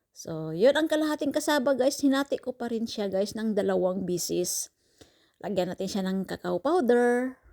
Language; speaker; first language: Filipino; non-native, local second language; Cebuano